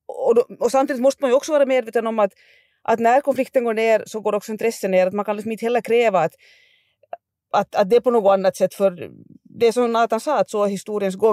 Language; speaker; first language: Swedish; native; Swedish